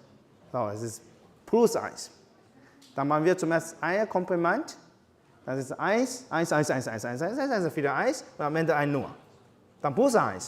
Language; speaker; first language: German; non-native, learner; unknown